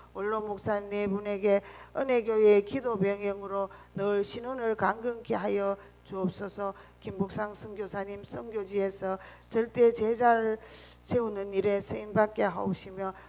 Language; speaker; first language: Korean; native; Korean